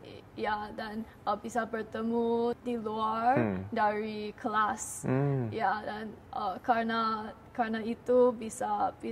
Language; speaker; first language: Indonesian; non-native, learner; Chinese